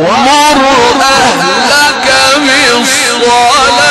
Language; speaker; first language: Arabic; native; Arabic